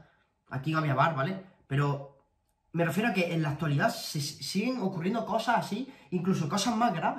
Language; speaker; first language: Spanish; native; Spanish